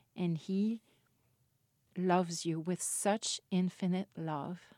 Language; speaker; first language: English; non-native, fluent; French